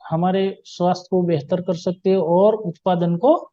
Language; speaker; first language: Hindi; non-native, local second language; Gujarati